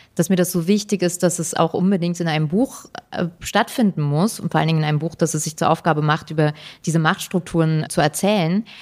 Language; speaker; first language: German; native; German